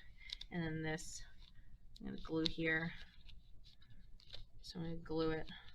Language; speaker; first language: English; native; English